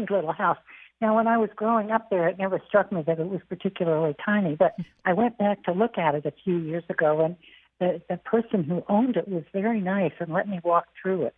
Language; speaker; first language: English; native; English